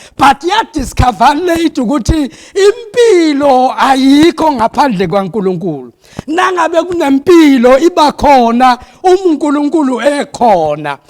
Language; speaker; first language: Zulu; non-native, local second language; South Ndebele